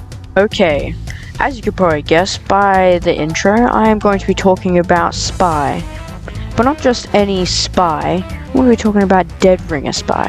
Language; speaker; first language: English; native; English